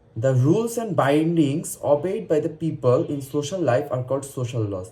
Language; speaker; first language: English; non-native, local second language; Bangla